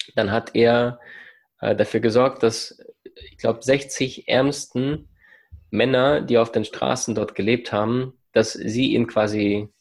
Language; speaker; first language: German; early bilingual, other home language; Russian